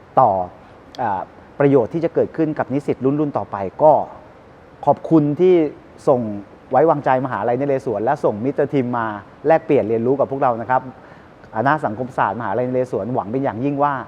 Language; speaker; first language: Thai; native; Thai